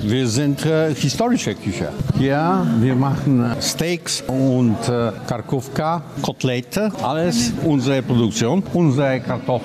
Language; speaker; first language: German; non-native, learner; Polish